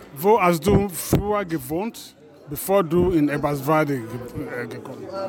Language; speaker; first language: German; non-native, fluent; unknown